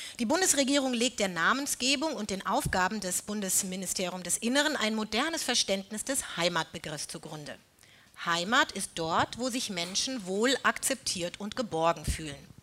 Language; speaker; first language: German; native; German